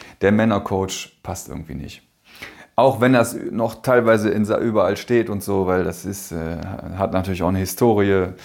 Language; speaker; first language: German; native; German